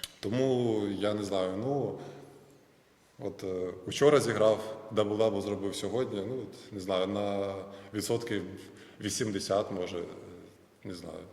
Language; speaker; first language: Ukrainian; non-native, local second language; Russian